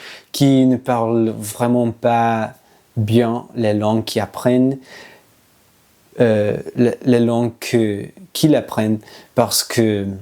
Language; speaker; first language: French; non-native, learner; English